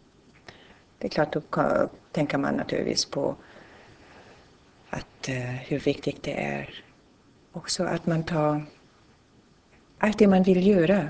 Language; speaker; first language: Swedish; non-native, fluent; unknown